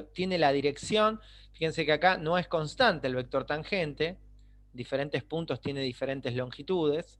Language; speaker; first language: Spanish; native; Spanish